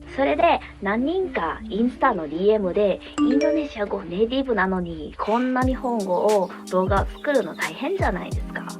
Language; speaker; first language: Japanese; non-native, fluent; Indonesian